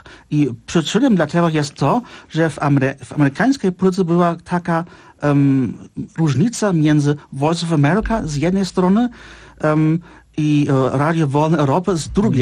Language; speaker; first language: Polish; non-native, fluent; Czech